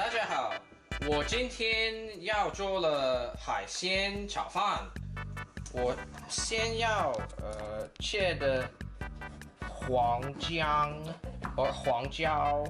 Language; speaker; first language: Chinese; non-native, learner; English